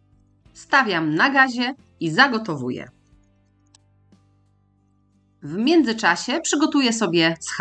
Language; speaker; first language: Polish; native; Polish